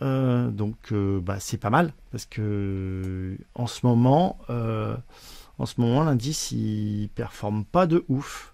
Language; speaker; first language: French; native; French